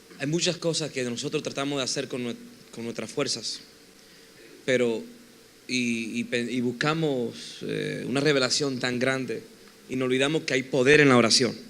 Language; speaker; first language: Spanish; early bilingual, heritage; Spanish